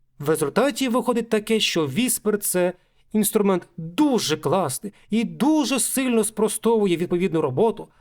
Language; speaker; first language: Ukrainian; native; Ukrainian